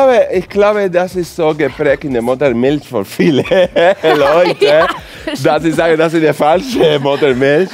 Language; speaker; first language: German; non-native, fluent; Spanish